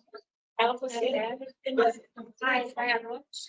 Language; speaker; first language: Portuguese; early bilingual, heritage; Portuguese